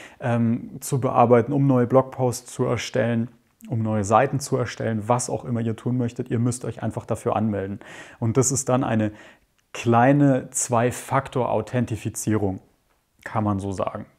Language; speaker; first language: German; native; German